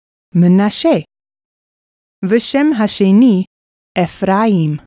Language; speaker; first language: Hebrew; non-native, fluent; English